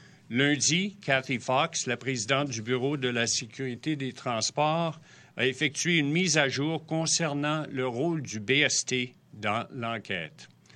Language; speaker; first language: French; native; French